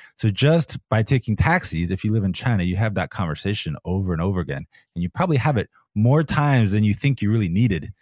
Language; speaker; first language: English; native; English